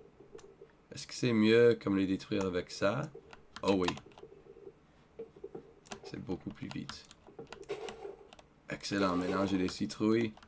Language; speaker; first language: French; non-native, learner; English